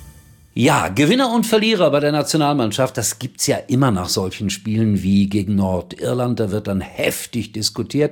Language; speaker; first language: German; native; German